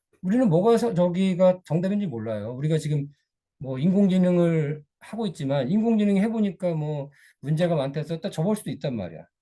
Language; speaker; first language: Korean; native; Korean